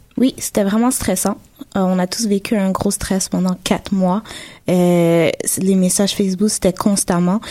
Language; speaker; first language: French; native; French